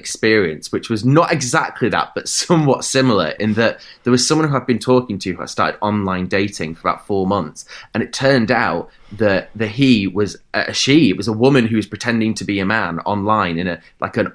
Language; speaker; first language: English; native; English